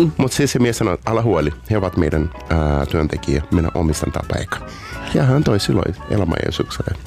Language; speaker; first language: Finnish; non-native, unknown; Portuguese